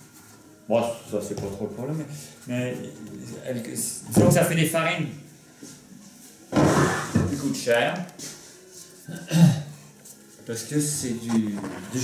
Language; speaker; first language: French; native; French